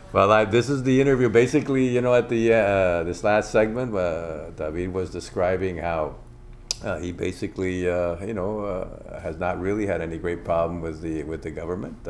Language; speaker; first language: English; non-native, local second language; Spanish